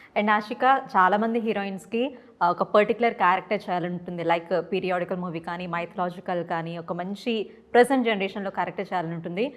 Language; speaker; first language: Telugu; native; Telugu